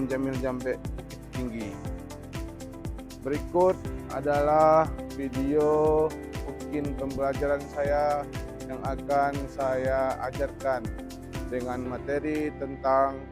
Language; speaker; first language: Indonesian; native; Indonesian